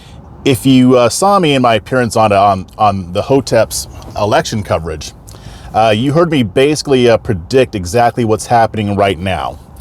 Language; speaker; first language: English; native; English